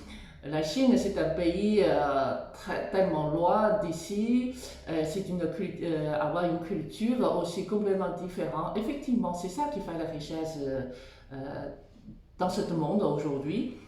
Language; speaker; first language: French; non-native, fluent; Chinese